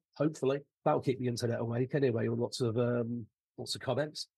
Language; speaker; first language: English; native; English